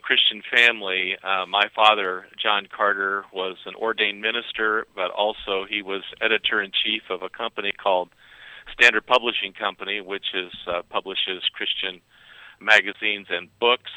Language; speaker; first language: English; native; English